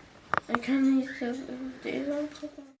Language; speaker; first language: Dutch; non-native, learner; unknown